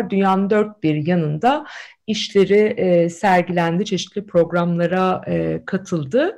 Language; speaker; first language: Turkish; native; Turkish